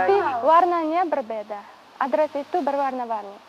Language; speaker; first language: Indonesian; non-native, learner; Uzbek